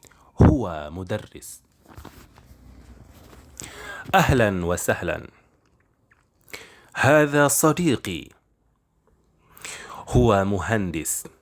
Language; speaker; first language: Arabic; non-native, fluent; Indonesian